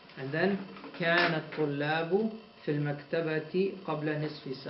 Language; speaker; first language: Arabic; non-native, fluent; English